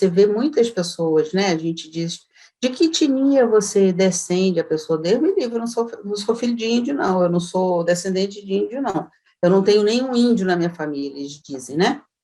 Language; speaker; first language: Portuguese; native; Portuguese